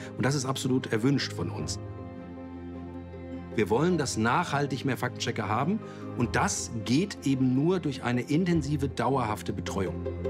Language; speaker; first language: German; native; German